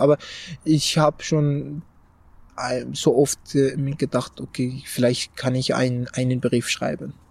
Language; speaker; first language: German; non-native, fluent; Persian